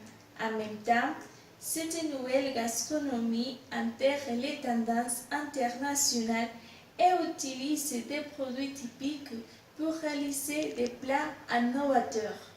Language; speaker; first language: French; non-native, fluent; Spanish